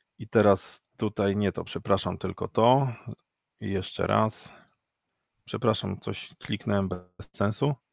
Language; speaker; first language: Polish; native; Polish